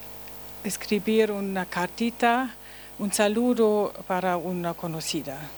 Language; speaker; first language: Spanish; non-native, learner; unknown